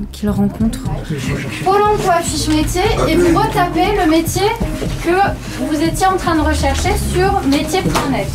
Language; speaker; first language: French; native; French